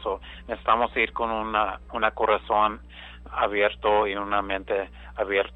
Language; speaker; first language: Spanish; early bilingual, heritage; English